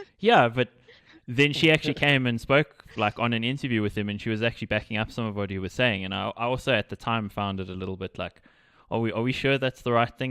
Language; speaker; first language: English; native; English